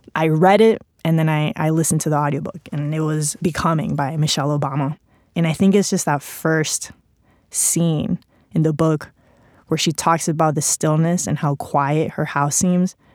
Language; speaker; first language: English; non-native, fluent; Spanish